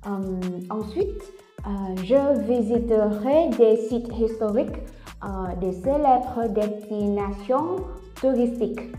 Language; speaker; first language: French; non-native, learner; Vietnamese